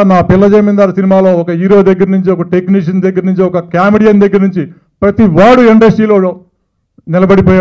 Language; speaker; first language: Telugu; native; Telugu